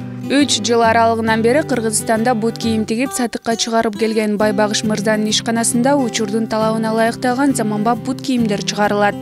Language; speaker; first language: Kyrgyz; native; Kyrgyz